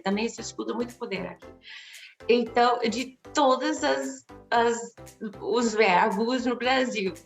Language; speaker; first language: Portuguese; non-native, fluent; English